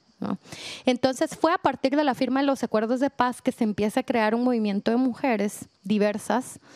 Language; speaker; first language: Spanish; native; Spanish